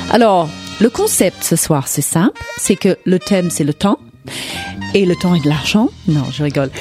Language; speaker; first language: French; non-native, fluent; English